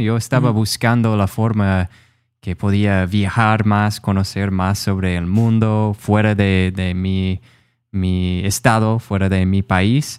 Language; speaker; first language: Spanish; non-native, fluent; English